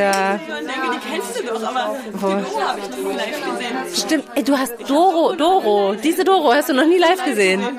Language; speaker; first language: German; native; German